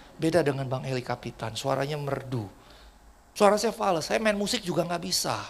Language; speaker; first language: Indonesian; native; Indonesian